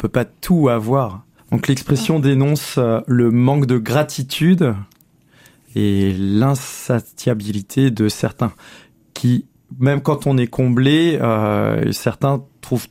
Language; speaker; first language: French; native; French